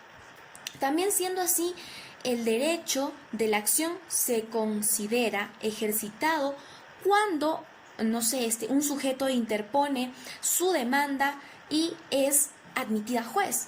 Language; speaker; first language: Spanish; native; Spanish